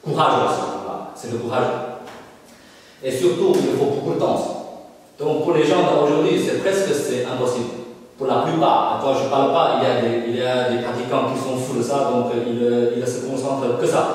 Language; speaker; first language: French; non-native, fluent; Chinese